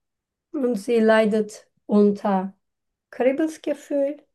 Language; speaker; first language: German; non-native, learner; Turkish